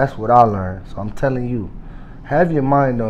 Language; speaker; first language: English; native; English